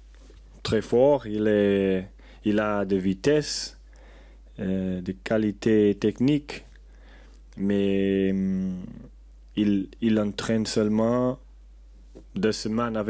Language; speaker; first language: French; non-native, learner; Portuguese